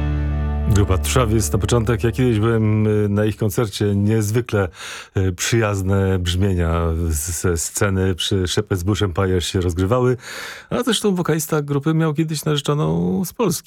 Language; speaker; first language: Polish; native; Polish